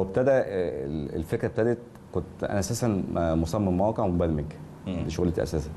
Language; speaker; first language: Arabic; native; Arabic